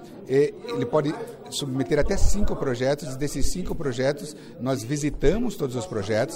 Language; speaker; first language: Portuguese; native; Portuguese